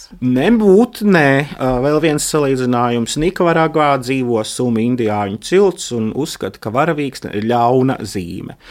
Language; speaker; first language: Latvian; native; Latvian